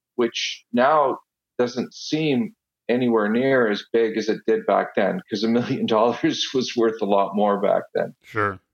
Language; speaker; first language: English; non-native, fluent; Italian